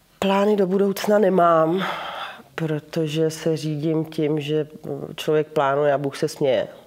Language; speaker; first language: Czech; early bilingual, heritage; Czech